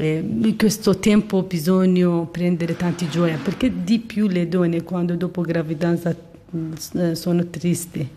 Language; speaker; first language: Italian; non-native, learner; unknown